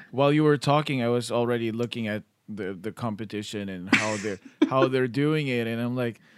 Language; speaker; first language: English; non-native, local second language; Filipino